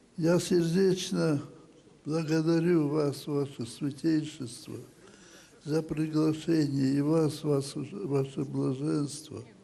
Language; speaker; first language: Russian; non-native, local second language; Georgian